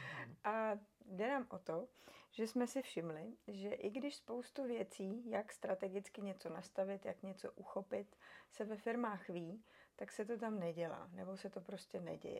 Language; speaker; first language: Czech; native; Czech